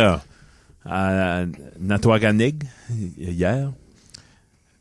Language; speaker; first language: French; native; French